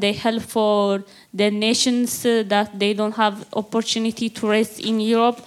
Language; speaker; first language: English; non-native, learner; Tigrinya